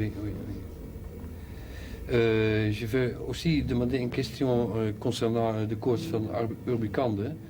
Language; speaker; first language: French; non-native, learner; Dutch